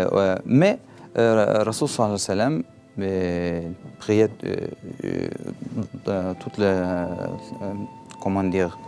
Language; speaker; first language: French; non-native, learner; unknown